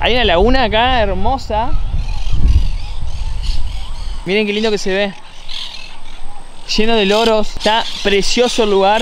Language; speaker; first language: Spanish; native; Spanish